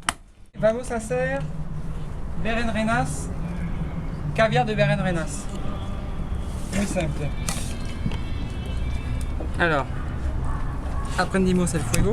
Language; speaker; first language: Spanish; non-native, learner; French